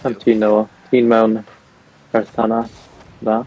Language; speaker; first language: Welsh; non-native, local second language; English